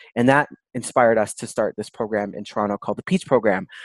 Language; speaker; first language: English; native; English